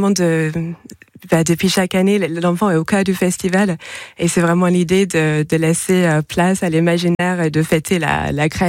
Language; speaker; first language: French; non-native, fluent; English